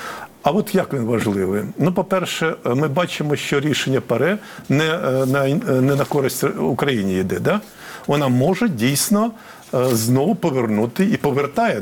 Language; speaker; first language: Ukrainian; native; Ukrainian